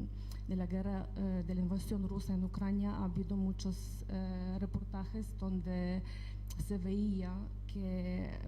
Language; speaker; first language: Spanish; non-native, fluent; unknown